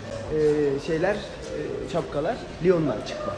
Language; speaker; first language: Turkish; native; Turkish